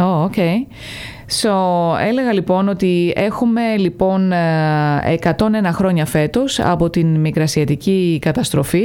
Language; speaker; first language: Greek; native; Greek